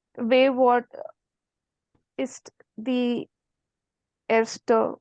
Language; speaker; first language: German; non-native, learner; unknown